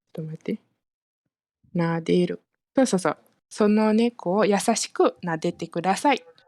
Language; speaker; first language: Japanese; non-native, fluent; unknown